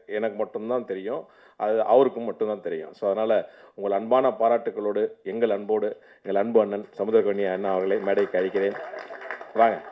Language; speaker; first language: Tamil; native; Tamil